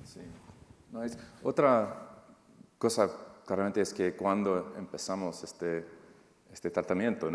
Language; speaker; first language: Spanish; non-native, fluent; English